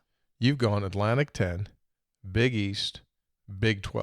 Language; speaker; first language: English; native; English